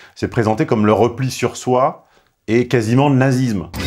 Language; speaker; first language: French; native; French